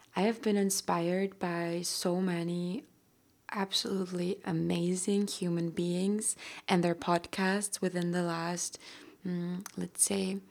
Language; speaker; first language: English; non-native, fluent; German